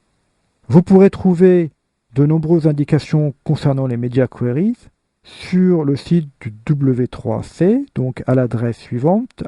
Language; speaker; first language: French; native; French